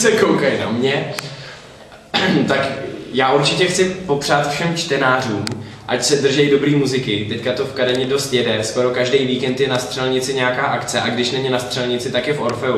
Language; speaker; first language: Czech; native; Czech